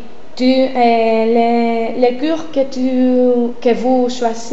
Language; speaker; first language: French; non-native, learner; Spanish